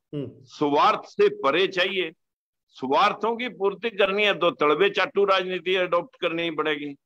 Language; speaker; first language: Hindi; native; Hindi